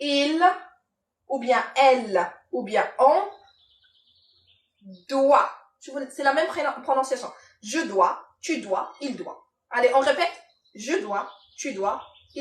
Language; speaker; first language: French; non-native, local second language; Arabic